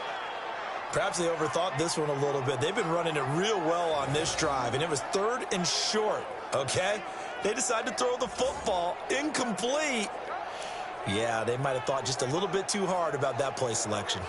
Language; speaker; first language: English; native; English